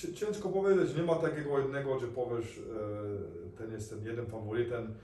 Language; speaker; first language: Polish; early bilingual, heritage; Polish